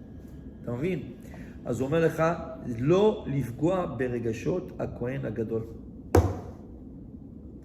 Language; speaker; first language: Hebrew; non-native, fluent; French